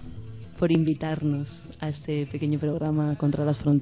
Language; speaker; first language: Spanish; native; Spanish